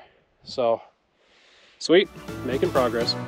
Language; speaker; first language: English; native; English